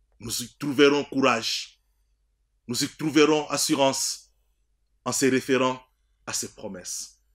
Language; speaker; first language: French; non-native, local second language; Swahili